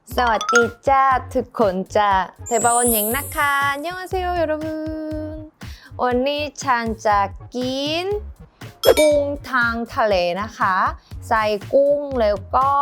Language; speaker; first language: Thai; non-native, learner; Korean